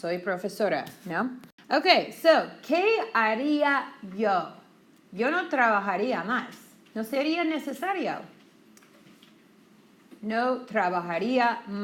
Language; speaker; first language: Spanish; non-native, fluent; English